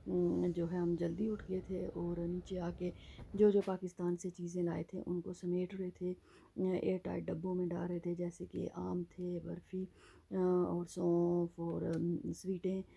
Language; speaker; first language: Urdu; native; Urdu